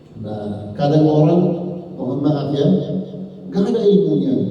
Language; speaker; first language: Indonesian; non-native, learner; Arabic